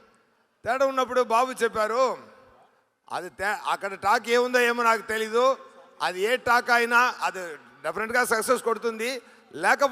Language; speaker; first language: Telugu; non-native, learner; Tamil